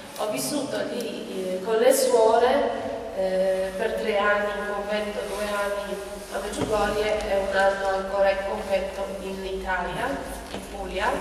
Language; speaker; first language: Italian; non-native, fluent; Polish